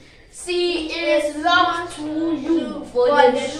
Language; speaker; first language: German; non-native, learner; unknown